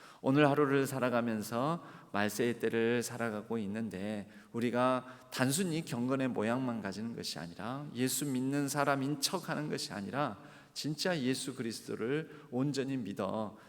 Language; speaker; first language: Korean; native; Korean